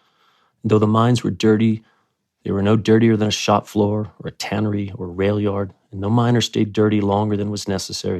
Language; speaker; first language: English; native; English